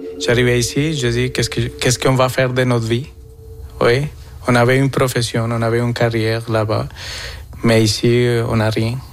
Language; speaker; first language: French; non-native, fluent; Spanish